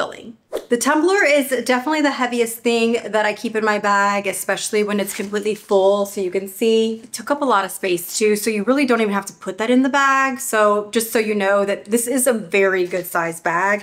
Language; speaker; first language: English; native; English